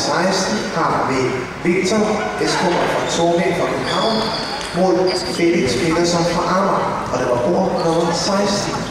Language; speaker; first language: Danish; native; Danish